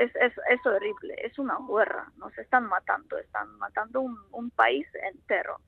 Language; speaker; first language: Spanish; non-native, fluent; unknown